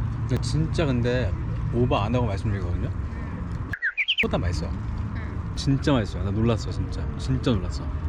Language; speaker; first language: Korean; native; Korean